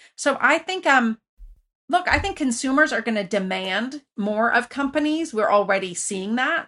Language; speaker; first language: English; early bilingual, other home language; Persian